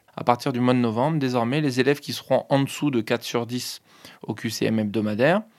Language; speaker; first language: French; native; French